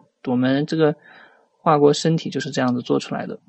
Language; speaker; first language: Chinese; native; Chinese